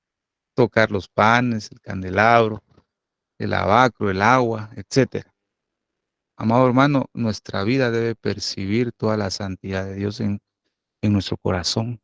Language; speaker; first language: Spanish; native; Spanish